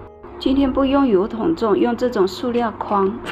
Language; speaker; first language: Chinese; native; Chinese